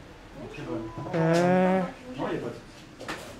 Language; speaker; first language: French; native; French